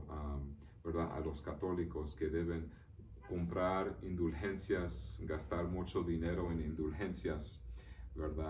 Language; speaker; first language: Spanish; early bilingual, heritage; Spanish